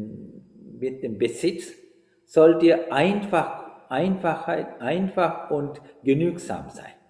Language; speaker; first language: German; non-native, fluent; Sinhala